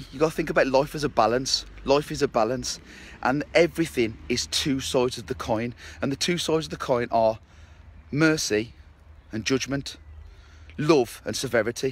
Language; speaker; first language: English; native; English